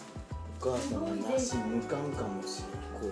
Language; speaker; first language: Japanese; native; Japanese